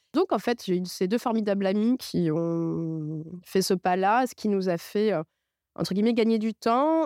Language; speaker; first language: French; non-native, local second language; Arabic